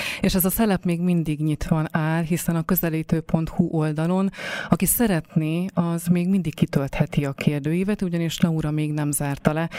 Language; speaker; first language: Hungarian; native; Hungarian